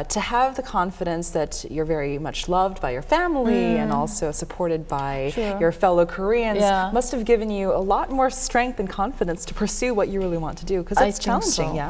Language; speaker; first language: English; native; English